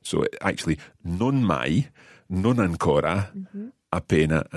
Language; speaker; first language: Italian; non-native, fluent; English